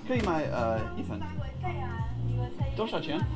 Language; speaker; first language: Chinese; non-native, learner; English